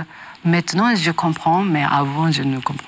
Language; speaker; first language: French; non-native, learner; Japanese